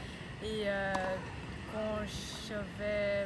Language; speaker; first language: French; non-native, local second language; Dutch